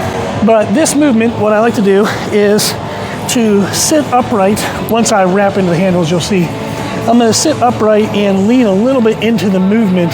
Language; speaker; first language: English; native; English